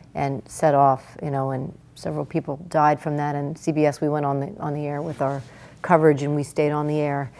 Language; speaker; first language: English; native; English